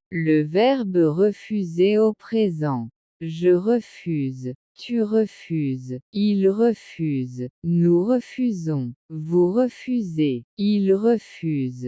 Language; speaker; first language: French; non-native, local second language; Arabic